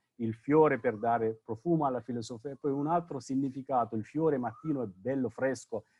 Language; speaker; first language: Italian; non-native, fluent; Sinhala